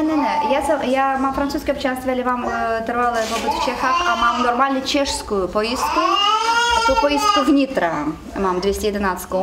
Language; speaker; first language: Czech; non-native, learner; Russian